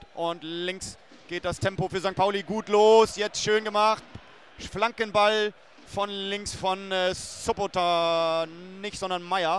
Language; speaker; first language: German; native; German